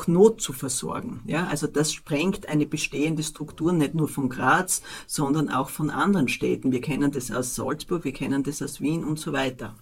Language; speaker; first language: German; native; German